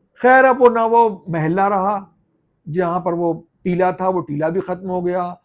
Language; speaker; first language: Urdu; native; Urdu